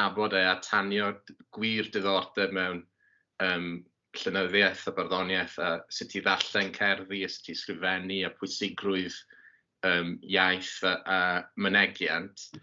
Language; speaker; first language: Welsh; native; Welsh